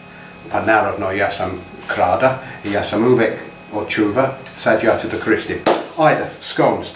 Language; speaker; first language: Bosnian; non-native, learner; English